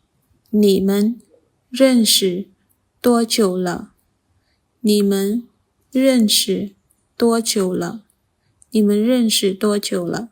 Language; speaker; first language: Chinese; non-native, fluent; Khmer